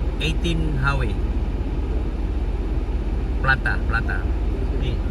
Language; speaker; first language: English; non-native, learner; Indonesian